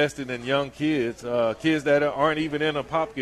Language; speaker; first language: English; native; English